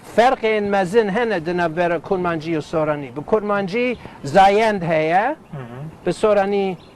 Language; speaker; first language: Kurdish; non-native, fluent; English